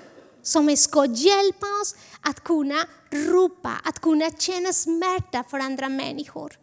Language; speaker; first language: Swedish; non-native, fluent; Spanish